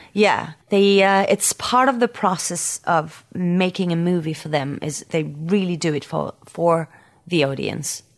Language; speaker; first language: English; non-native, fluent; French